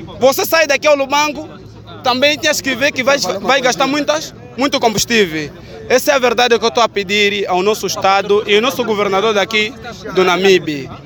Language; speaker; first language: Portuguese; native; Portuguese